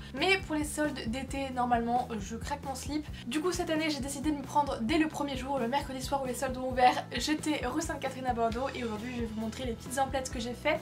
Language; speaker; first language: French; native; French